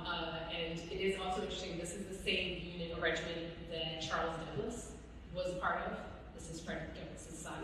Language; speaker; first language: English; native; English